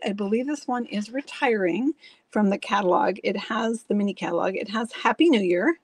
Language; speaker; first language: English; native; English